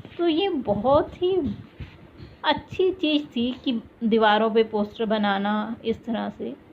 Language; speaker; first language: Hindi; native; Hindi